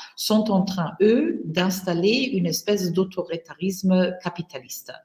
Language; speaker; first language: French; non-native, fluent; German